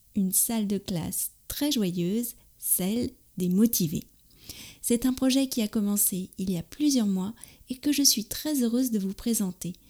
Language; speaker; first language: French; native; French